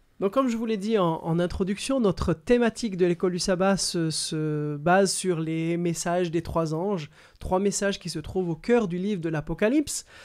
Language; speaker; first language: French; native; French